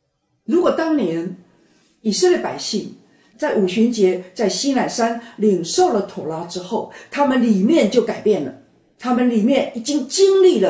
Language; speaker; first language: Chinese; native; Chinese